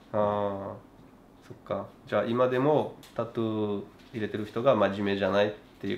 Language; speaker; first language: Japanese; non-native, learner; French